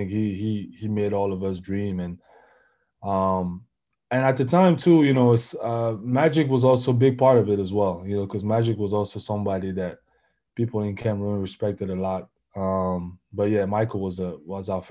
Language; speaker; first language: English; non-native, local second language; French